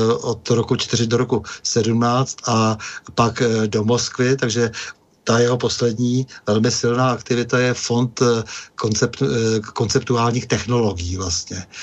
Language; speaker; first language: Czech; native; Czech